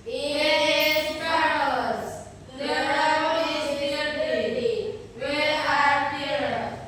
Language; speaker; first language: English; non-native, learner; Indonesian